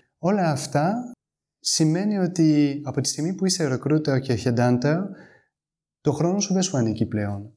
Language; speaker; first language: Greek; non-native, fluent; French